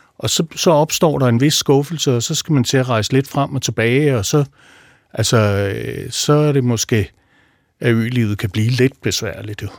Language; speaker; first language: Danish; native; Danish